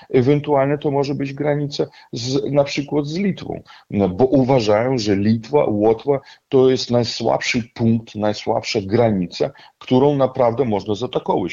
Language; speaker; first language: Polish; non-native, fluent; Russian